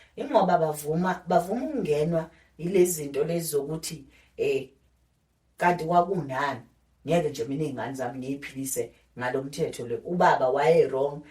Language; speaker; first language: Zulu; native; Zulu